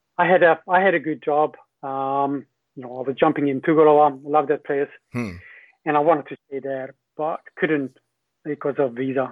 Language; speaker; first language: English; non-native, fluent; Hungarian